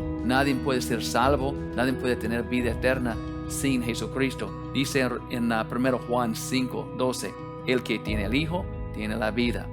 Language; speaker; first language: Spanish; non-native, learner; English